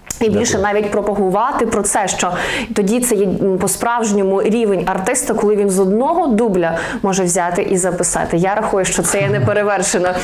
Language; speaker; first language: Ukrainian; native; Ukrainian